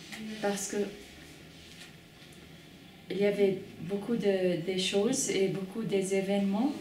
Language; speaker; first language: French; non-native, fluent; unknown